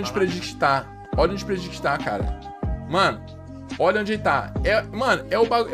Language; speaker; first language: Portuguese; native; Portuguese